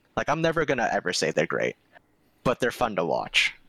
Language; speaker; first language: English; early bilingual, other home language; Korean